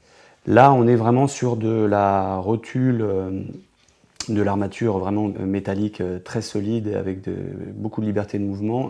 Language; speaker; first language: French; native; French